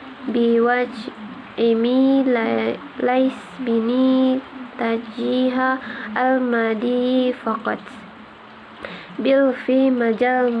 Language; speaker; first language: Arabic; non-native, learner; Indonesian